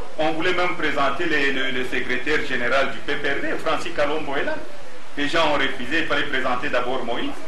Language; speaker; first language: French; non-native, local second language; Swahili